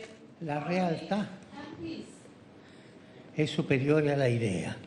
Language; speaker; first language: Italian; non-native, fluent; Spanish